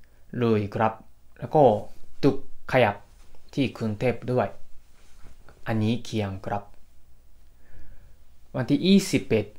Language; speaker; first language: Thai; non-native, fluent; Japanese